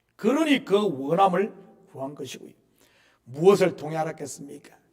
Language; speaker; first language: Korean; native; Korean